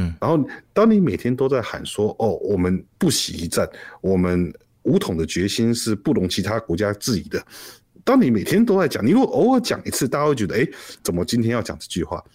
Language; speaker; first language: Chinese; native; Chinese